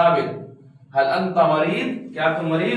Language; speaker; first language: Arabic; non-native, fluent; Urdu